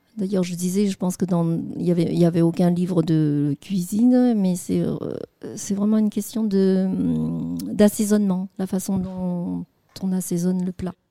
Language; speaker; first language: French; non-native, fluent; Vietnamese